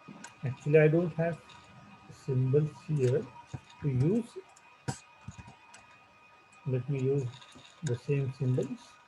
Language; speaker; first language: English; non-native, local second language; Marathi